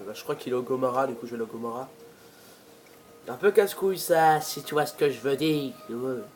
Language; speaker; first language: French; native; French